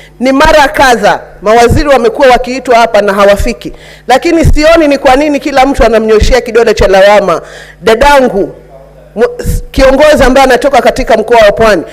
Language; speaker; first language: Swahili; native; Swahili